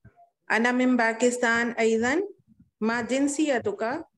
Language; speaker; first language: Arabic; non-native, learner; Urdu